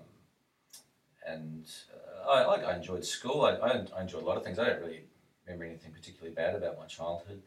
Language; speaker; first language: English; native; English